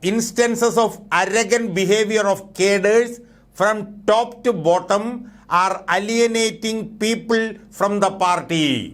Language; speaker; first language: English; non-native, local second language; Malayalam